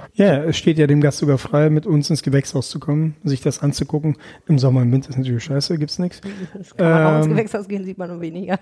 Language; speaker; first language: German; early bilingual, other home language; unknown